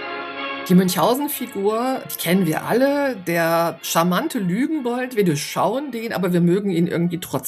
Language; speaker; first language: German; native; German